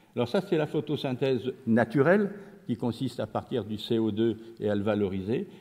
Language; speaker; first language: French; native; French